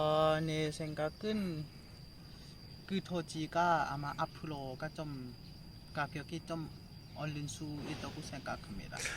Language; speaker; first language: Korean; non-native, learner; Lao